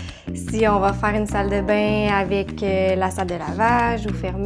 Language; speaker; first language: French; native; French